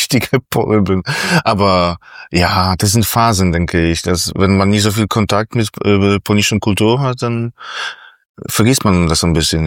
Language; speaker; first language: German; non-native, fluent; Polish